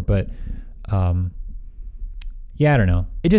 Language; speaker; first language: English; native; English